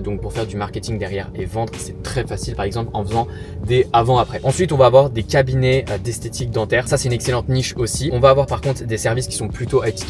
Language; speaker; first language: French; native; French